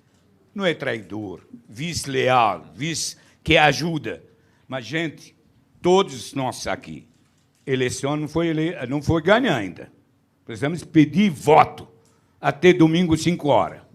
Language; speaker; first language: Portuguese; non-native, fluent; Arabic